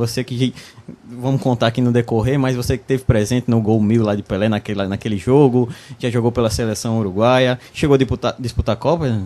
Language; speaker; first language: Portuguese; native; Portuguese